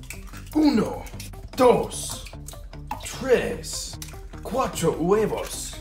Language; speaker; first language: Spanish; non-native, learner; English